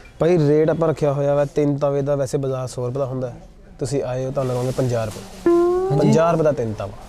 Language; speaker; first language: Punjabi; native; Punjabi